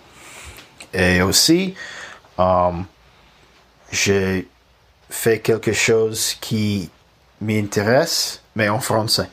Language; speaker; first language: French; non-native, learner; Russian